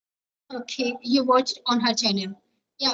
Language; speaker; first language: English; non-native, learner; Hindi